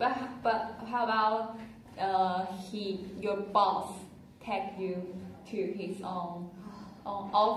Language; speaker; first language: English; non-native, learner; Chinese